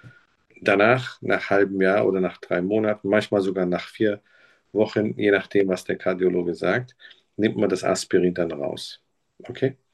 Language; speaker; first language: German; native; German